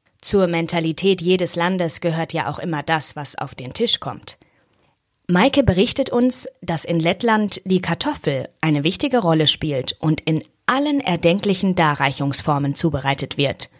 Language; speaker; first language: German; native; German